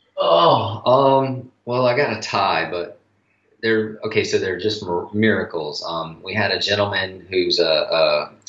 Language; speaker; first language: English; native; English